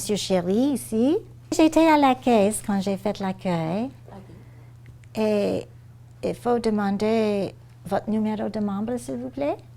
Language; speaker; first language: French; non-native, fluent; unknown